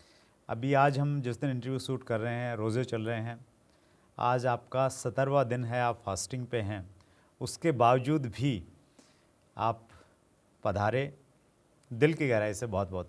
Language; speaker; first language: Hindi; native; Hindi